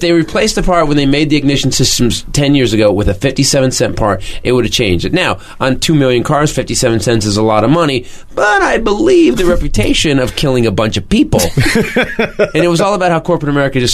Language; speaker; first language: English; native; English